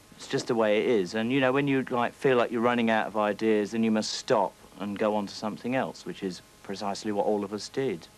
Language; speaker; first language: English; native; English